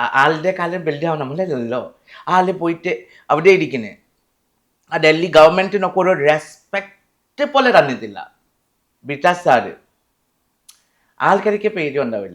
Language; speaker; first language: Malayalam; non-native, fluent; Assamese